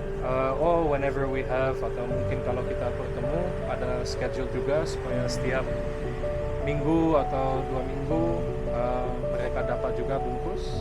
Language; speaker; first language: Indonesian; early bilingual, other home language; Dutch